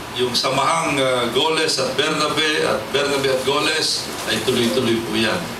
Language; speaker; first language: Filipino; native; Filipino